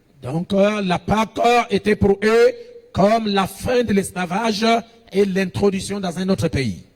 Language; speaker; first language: French; non-native, local second language; Lingala